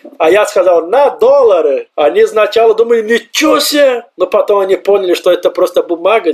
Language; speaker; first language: Russian; non-native, fluent; Portuguese